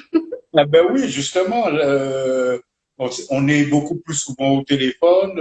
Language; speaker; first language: French; native; French